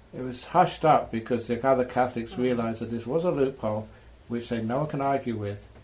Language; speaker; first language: English; native; English